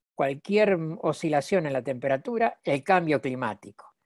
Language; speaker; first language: Spanish; native; Spanish